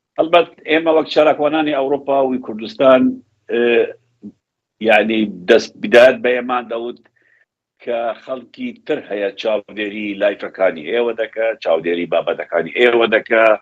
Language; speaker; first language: Central Kurdish; non-native, local second language; Kurdish